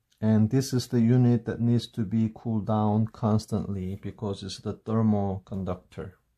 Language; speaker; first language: English; non-native, fluent; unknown